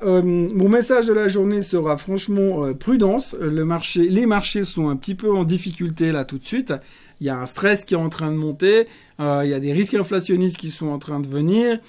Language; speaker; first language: French; native; French